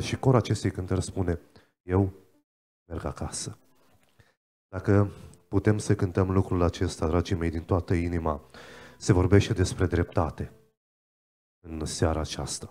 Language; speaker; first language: Romanian; native; Romanian